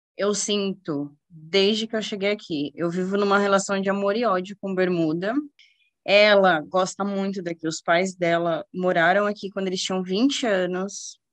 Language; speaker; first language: Portuguese; native; Portuguese